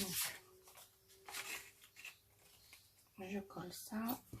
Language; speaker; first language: French; native; French